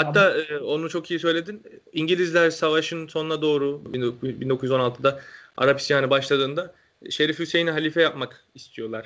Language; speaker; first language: Turkish; native; Turkish